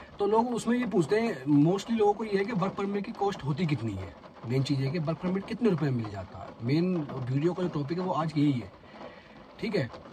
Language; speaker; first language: Hindi; native; Hindi